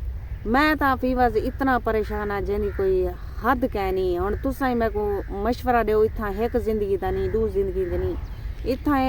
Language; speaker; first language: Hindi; non-native, local second language; Punjabi